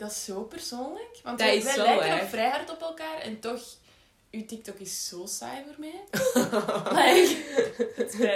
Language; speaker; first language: Dutch; native; Dutch